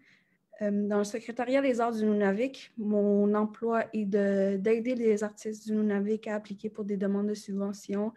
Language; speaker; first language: French; native; French